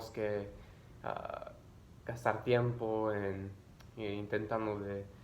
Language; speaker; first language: Spanish; early bilingual, other home language; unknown